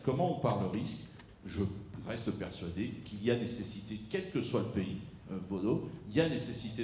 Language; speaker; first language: French; native; French